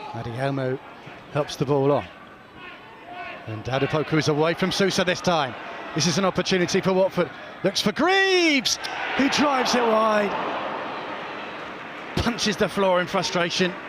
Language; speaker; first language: English; native; English